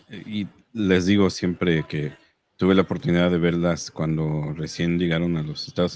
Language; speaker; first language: Spanish; early bilingual, heritage; Spanish